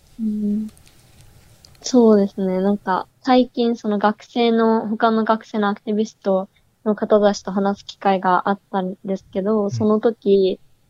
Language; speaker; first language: Japanese; native; Japanese